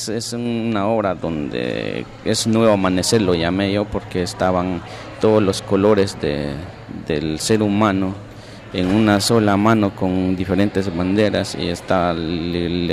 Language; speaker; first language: Spanish; non-native, local second language; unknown